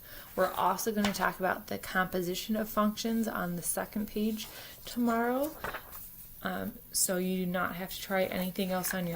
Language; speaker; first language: English; native; English